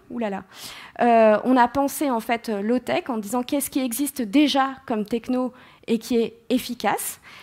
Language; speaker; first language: French; native; French